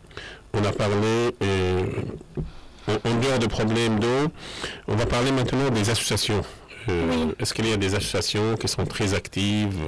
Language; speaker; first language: French; non-native, fluent; Arabic